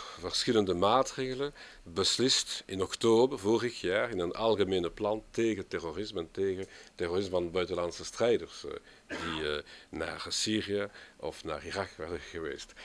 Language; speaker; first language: Dutch; non-native, local second language; French